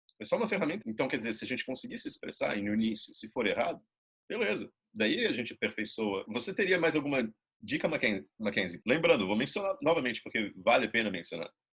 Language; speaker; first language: Portuguese; native; Portuguese